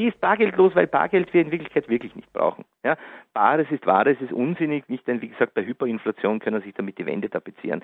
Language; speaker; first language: German; native; German